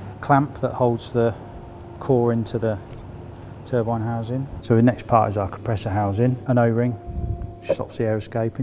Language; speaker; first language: English; native; English